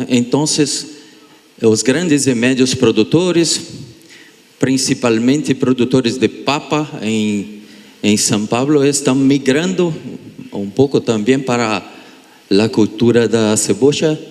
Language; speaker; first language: Spanish; non-native, learner; Portuguese